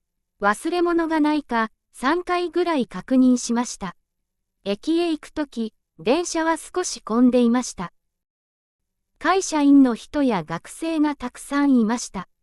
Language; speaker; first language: Japanese; non-native, fluent; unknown